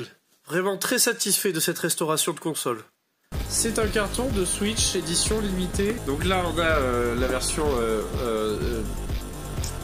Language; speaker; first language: French; native; French